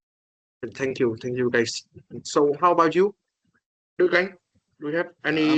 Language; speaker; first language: English; non-native, learner; Vietnamese